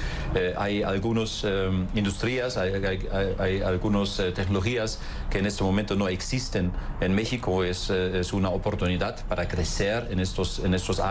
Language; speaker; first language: Spanish; non-native, fluent; German